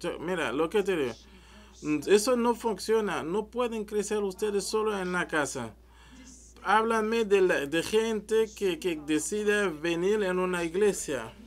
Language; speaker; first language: Spanish; non-native, learner; French